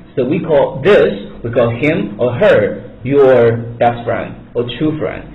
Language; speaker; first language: English; non-native, fluent; Chinese